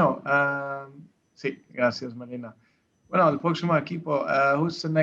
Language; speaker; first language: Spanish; non-native, learner; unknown